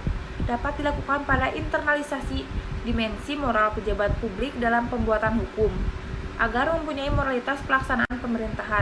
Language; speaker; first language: Indonesian; native; Indonesian